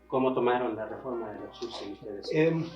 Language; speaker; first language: Spanish; native; Spanish